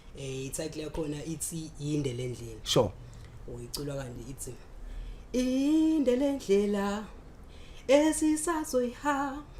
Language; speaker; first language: Zulu; native; Zulu